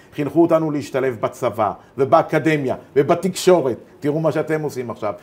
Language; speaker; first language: Hebrew; native; Hebrew